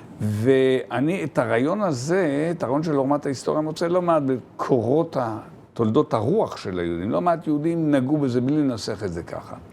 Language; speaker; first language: Hebrew; native; Hebrew